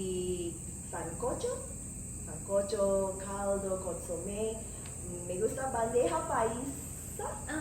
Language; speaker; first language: Spanish; non-native, learner; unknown